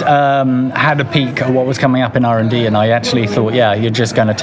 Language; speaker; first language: English; native; English